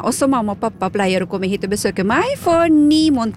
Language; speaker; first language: Norwegian; non-native, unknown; Filipino